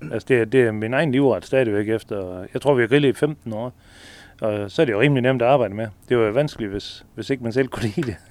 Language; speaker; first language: Danish; native; Danish